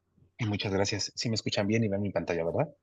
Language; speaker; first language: Spanish; native; Spanish